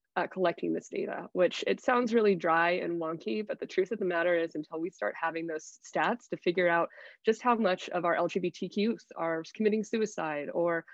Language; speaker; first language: English; native; English